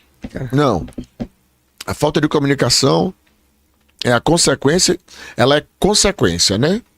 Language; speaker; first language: Portuguese; native; Portuguese